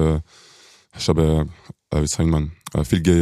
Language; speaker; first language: German; non-native, local second language; French